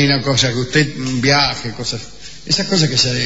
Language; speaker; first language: Spanish; native; Spanish